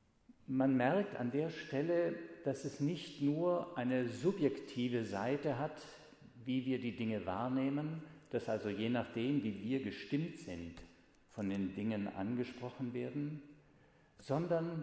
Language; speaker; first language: German; native; German